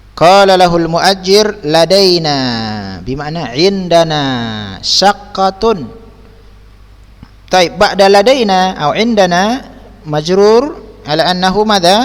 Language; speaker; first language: Arabic; non-native, fluent; Indonesian